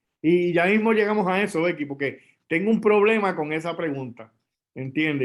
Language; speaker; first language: Spanish; native; Spanish